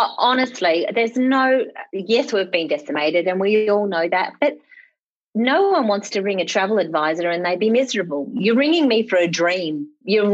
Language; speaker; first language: English; native; English